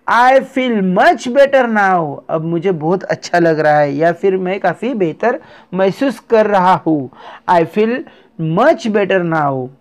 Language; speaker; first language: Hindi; non-native, local second language; Marathi